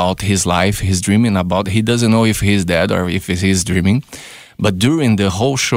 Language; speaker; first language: English; non-native, fluent; Portuguese